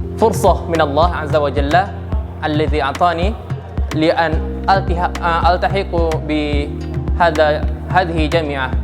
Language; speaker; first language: Arabic; non-native, learner; Indonesian